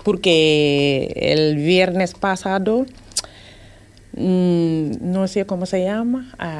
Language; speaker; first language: Spanish; non-native, learner; Wolof